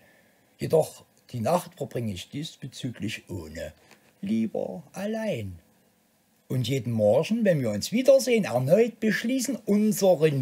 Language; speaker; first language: German; native; German